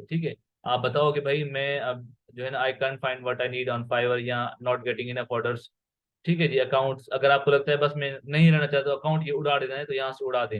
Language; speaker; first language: Urdu; non-native, local second language; Sindhi